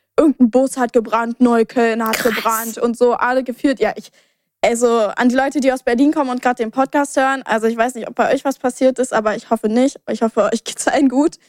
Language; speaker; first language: German; native; German